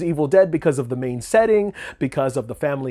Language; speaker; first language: English; native; English